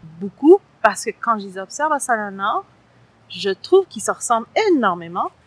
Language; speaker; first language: French; early bilingual, other home language; Spanish